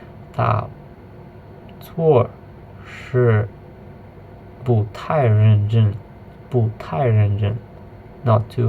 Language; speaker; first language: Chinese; non-native, learner; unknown